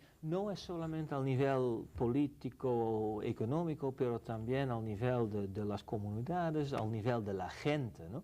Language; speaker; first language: Spanish; non-native, fluent; Dutch